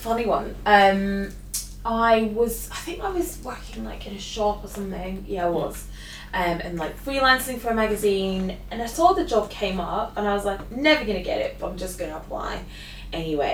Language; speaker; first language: English; native; English